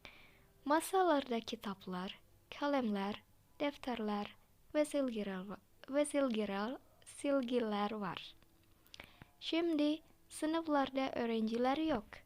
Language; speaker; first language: Turkish; non-native, fluent; Indonesian